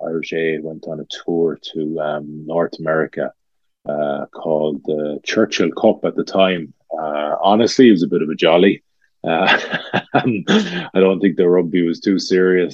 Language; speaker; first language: English; native; English